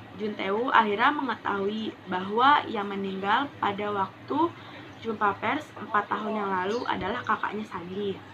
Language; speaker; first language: Indonesian; native; Indonesian